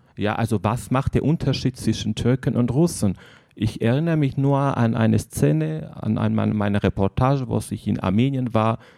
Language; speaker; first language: German; non-native, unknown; Armenian